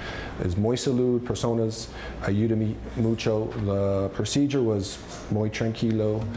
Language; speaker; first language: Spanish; non-native, learner; English